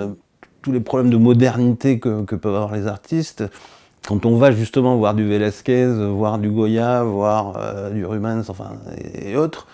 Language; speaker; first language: French; native; French